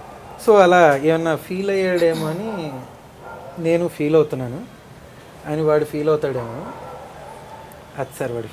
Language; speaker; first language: Telugu; native; Telugu